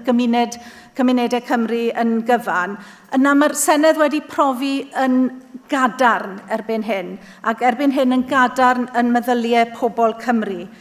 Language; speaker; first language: Welsh; native; Welsh